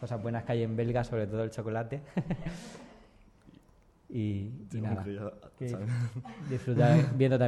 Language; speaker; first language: Spanish; native; Spanish